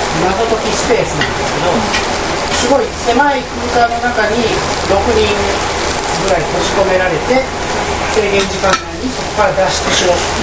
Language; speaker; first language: Japanese; native; Japanese